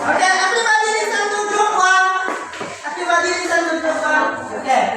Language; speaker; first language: English; non-native, learner; Indonesian